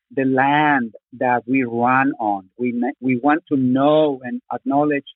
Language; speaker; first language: English; non-native, fluent; Spanish